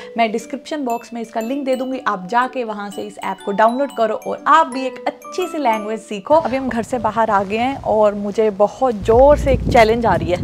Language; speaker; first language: Hindi; native; Hindi